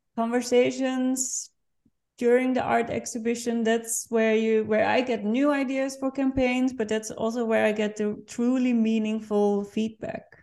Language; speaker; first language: English; non-native, fluent; Dutch